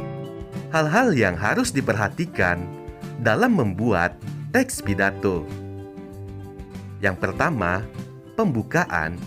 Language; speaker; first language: Indonesian; native; Indonesian